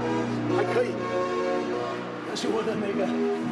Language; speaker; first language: Chinese; non-native, learner; English